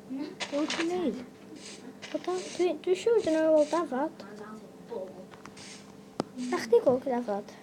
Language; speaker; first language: Welsh; non-native, local second language; English